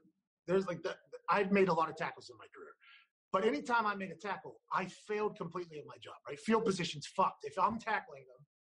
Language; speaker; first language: English; native; English